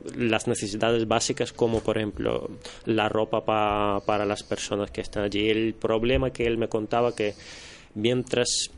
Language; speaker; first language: Spanish; non-native, fluent; Russian